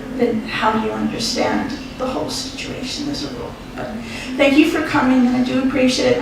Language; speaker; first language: English; native; English